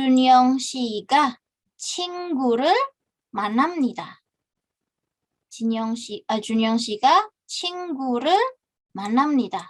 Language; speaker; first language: Korean; non-native, fluent; Indonesian